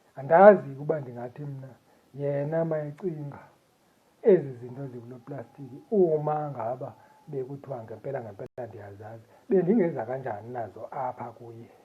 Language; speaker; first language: Zulu; non-native, local second language; Xhosa